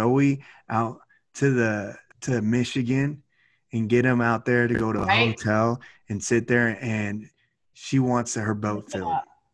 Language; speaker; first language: English; native; English